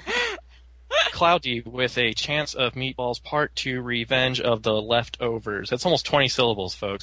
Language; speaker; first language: English; non-native, fluent; Spanish